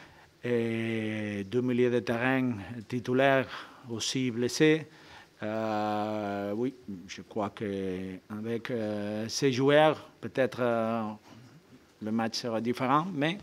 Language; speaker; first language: French; non-native, fluent; Spanish